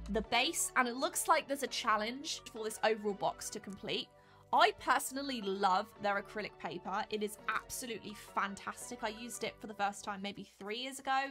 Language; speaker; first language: English; native; English